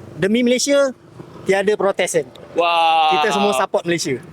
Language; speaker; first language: Malay; native; Malay